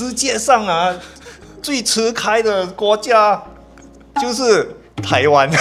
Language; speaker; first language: Chinese; non-native, local second language; English